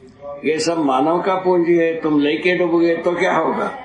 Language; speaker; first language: Hindi; non-native, local second language; Kannada